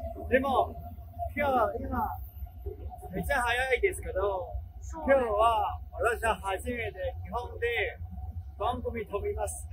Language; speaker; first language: Japanese; non-native, learner; Chinese